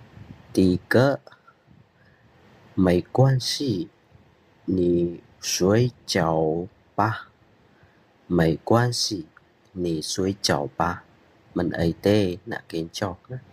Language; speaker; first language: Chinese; non-native, fluent; Khmer